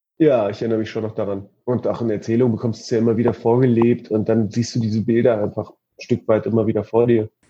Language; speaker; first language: German; early bilingual, other home language; Persian